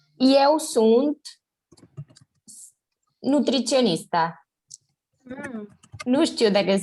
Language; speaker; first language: Romanian; non-native, learner; Spanish